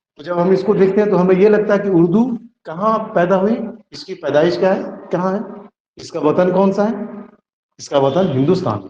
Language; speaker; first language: Urdu; native; Urdu